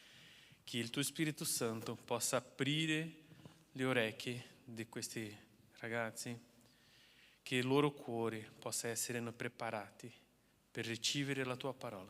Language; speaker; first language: Italian; non-native, fluent; Portuguese